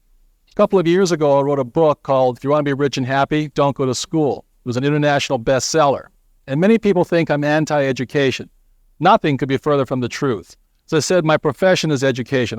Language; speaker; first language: English; native; English